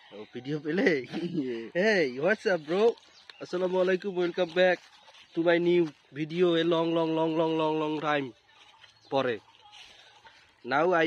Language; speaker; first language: English; non-native, learner; Bangla